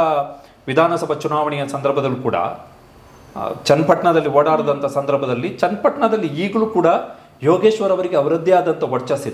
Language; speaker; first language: Kannada; native; Kannada